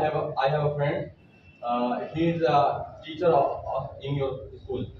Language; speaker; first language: English; non-native, learner; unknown